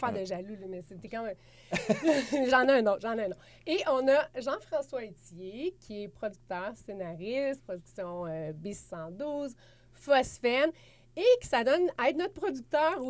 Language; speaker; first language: French; native; French